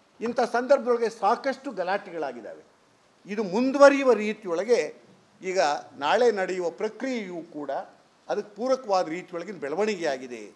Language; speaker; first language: Kannada; native; Kannada